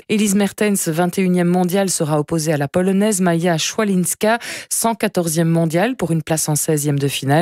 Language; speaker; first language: French; native; French